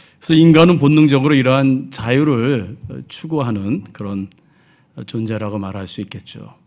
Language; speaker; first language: Korean; early bilingual, heritage; Korean